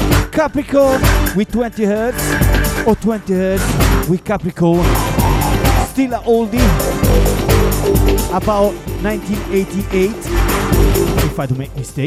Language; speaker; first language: English; non-native, fluent; Italian